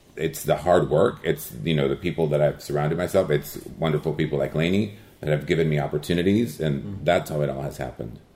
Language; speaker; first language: English; early bilingual, other home language; Spanish